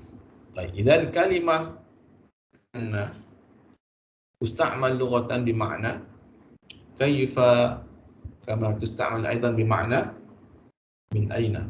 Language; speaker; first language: Arabic; non-native, fluent; Malay